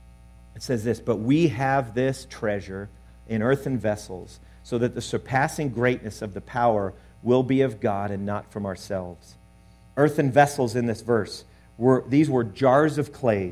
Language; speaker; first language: English; native; English